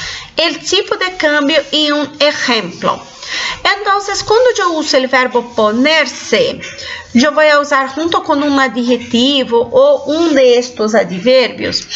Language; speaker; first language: Spanish; non-native, fluent; Portuguese